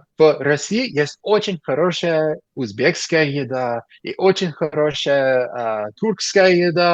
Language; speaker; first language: Russian; non-native, learner; English